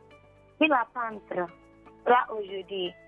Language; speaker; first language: French; non-native, learner; English